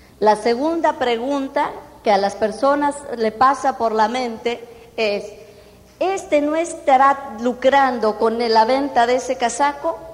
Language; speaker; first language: Spanish; non-native, fluent; Portuguese